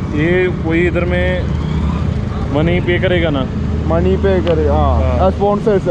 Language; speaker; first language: Hindi; non-native, local second language; Punjabi